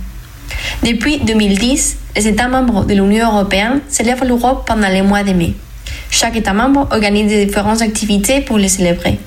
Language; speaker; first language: French; non-native, fluent; Spanish